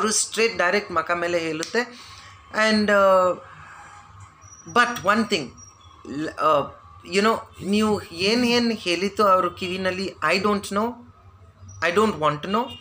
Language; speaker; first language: Kannada; non-native, learner; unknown